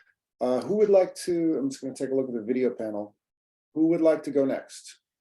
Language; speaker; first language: English; native; English